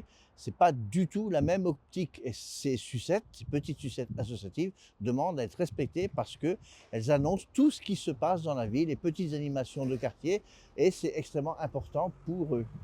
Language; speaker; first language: French; native; French